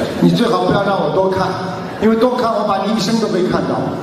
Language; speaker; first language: Chinese; native; Chinese